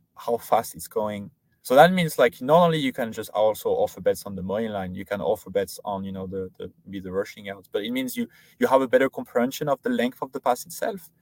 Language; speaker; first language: English; non-native, fluent; French